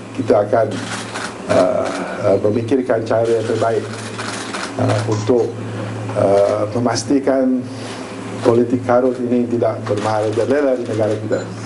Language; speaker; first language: Malay; native; Malay